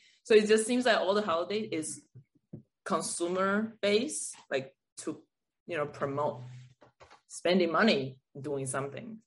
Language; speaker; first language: English; non-native, fluent; Chinese